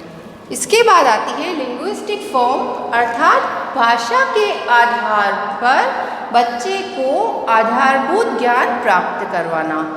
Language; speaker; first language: Hindi; native; Hindi